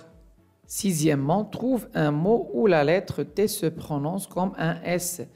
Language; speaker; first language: French; non-native, local second language; Arabic